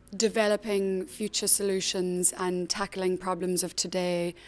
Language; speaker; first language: English; native; English